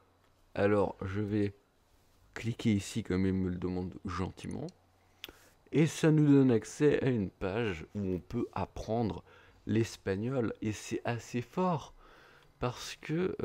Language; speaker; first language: French; native; French